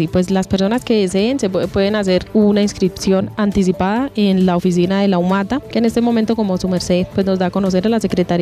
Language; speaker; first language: Spanish; native; Spanish